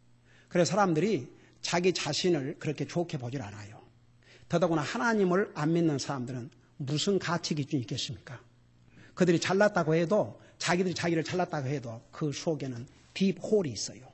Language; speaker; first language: Korean; native; Korean